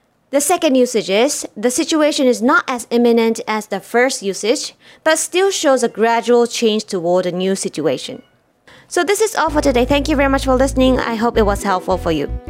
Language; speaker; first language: English; non-native, fluent; Japanese